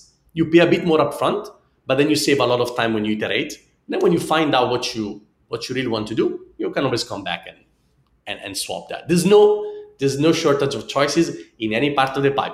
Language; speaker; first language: English; non-native, fluent; Italian